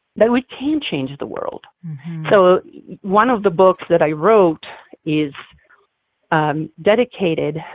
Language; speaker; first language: English; non-native, fluent; Italian